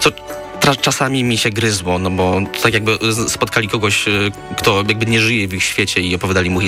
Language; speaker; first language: Polish; native; Polish